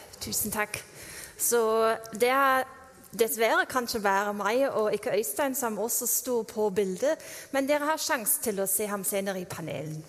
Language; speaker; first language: Norwegian; non-native, fluent; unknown